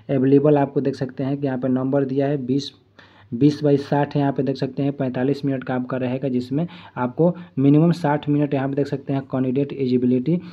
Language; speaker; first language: Hindi; native; Hindi